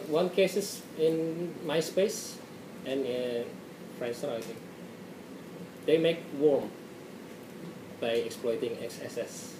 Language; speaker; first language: English; non-native, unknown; Indonesian